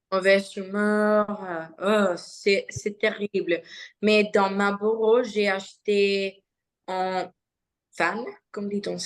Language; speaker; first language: French; non-native, learner; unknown